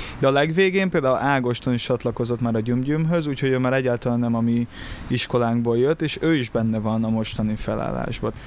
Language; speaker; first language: Hungarian; early bilingual, other home language; Portuguese